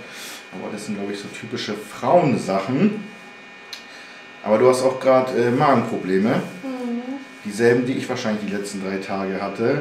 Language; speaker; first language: German; native; German